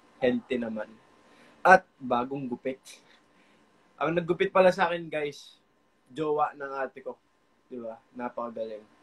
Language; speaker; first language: Filipino; non-native, local second language; Pampanga